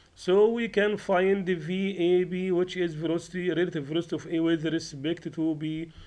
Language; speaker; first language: English; non-native, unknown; Arabic